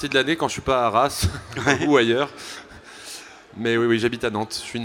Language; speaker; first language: French; native; French